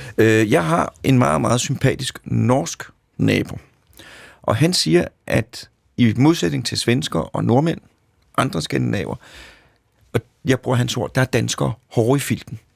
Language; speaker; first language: Danish; native; Danish